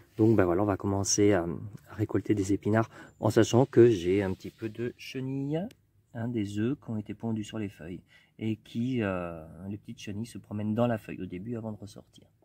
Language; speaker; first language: French; native; French